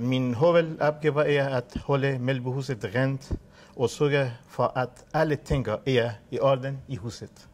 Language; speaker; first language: Danish; non-native, learner; Persian